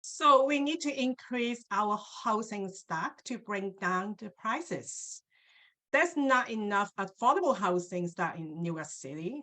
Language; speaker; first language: English; non-native, local second language; Cantonese